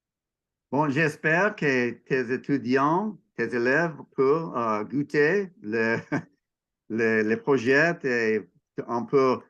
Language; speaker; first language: French; non-native, learner; English